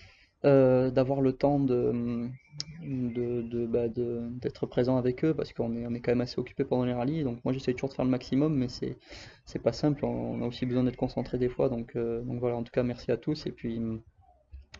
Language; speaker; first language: French; native; French